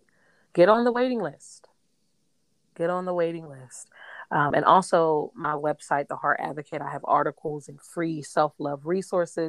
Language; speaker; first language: English; native; English